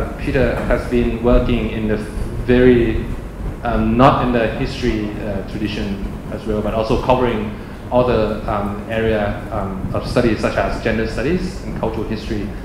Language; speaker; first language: English; non-native, fluent; Thai